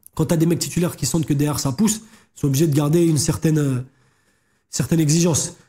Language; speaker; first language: French; native; French